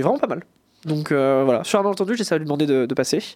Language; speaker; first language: French; native; French